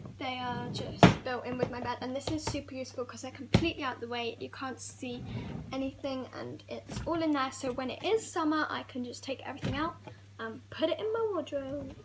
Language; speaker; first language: English; native; English